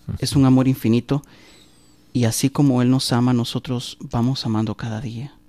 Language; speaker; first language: Spanish; native; Spanish